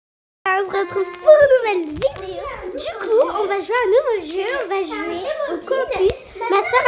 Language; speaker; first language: French; native; French